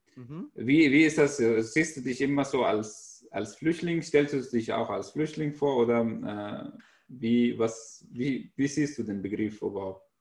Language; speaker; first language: German; non-native, fluent; Arabic